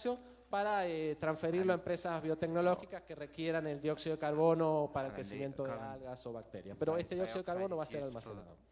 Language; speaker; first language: Spanish; native; Spanish